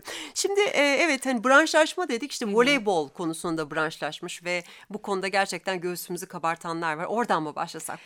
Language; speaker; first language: Turkish; native; Turkish